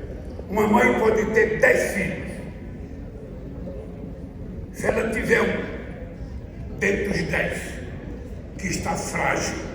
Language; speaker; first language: Portuguese; native; Portuguese